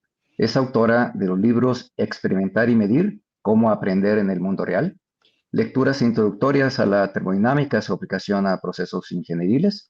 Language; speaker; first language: Spanish; native; Spanish